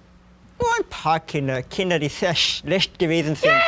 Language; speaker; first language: German; non-native, fluent; English